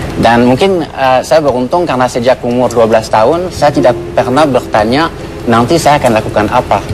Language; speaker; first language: Indonesian; non-native, fluent; French